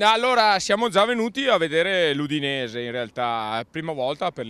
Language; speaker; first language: Italian; native; Italian